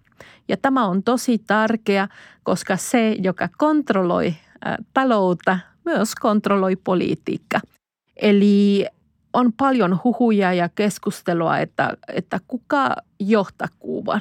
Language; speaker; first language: Finnish; non-native, fluent; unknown